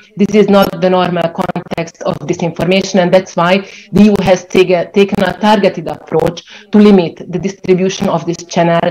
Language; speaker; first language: English; non-native, fluent; Ukrainian